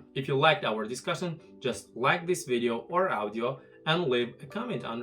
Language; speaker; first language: English; non-native, fluent; Tajik